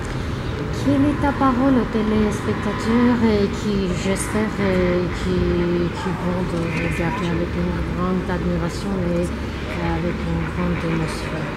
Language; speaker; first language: French; non-native, fluent; Armenian